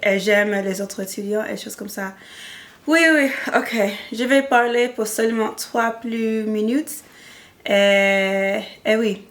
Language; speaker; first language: French; non-native, learner; English